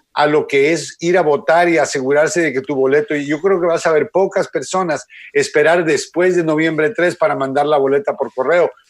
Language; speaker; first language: Spanish; native; Spanish